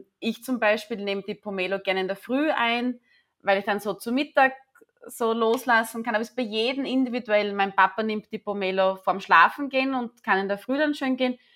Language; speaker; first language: German; native; German